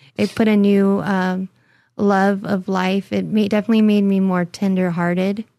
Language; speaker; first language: English; native; English